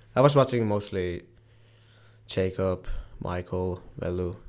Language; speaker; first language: English; non-native, learner; Finnish